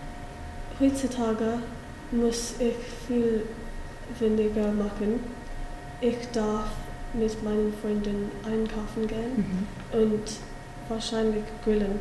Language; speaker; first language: German; non-native, learner; English